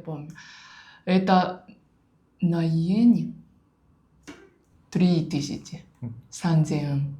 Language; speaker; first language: Russian; non-native, learner; Japanese